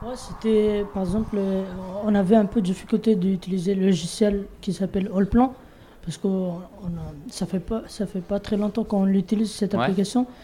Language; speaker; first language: French; non-native, fluent; Bangla